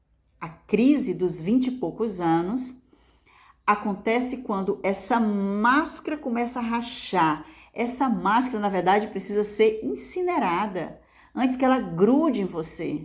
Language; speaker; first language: Portuguese; native; Portuguese